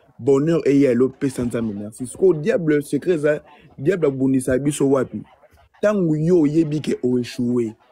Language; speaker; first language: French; non-native, local second language; Lingala